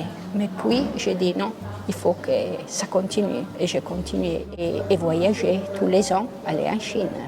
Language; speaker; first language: French; non-native, local second language; Italian